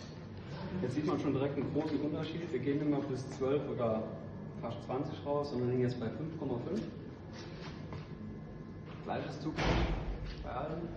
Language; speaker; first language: German; native; German